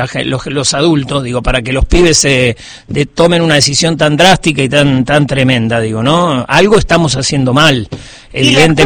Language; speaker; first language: Spanish; native; Spanish